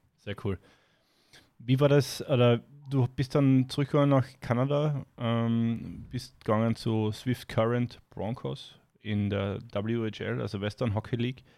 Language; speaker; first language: German; native; German